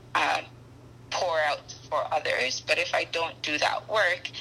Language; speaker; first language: English; non-native, local second language; Akan